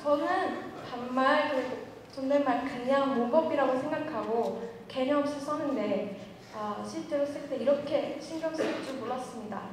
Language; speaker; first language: Korean; non-native, fluent; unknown